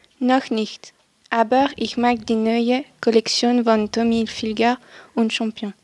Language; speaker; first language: German; non-native, local second language; French